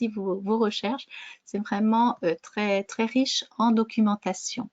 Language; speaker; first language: French; native; French